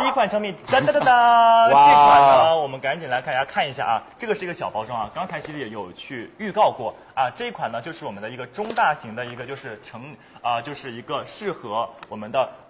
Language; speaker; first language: Chinese; native; Chinese